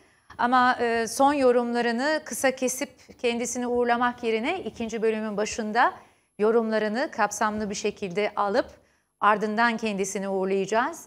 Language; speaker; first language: Turkish; native; Turkish